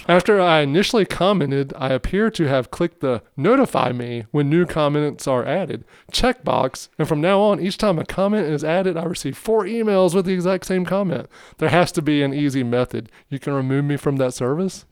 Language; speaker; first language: English; native; English